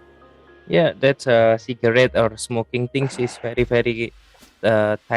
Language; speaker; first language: English; non-native, learner; Indonesian